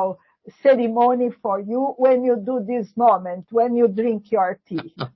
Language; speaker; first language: English; non-native, learner; Portuguese